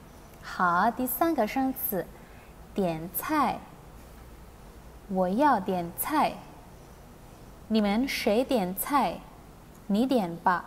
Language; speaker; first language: Chinese; non-native, fluent; Indonesian